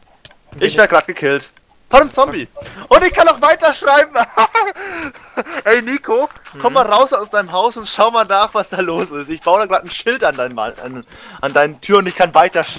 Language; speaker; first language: German; native; German